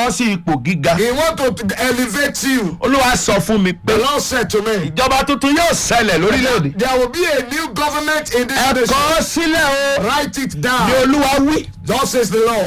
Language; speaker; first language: English; non-native, local second language; Yoruba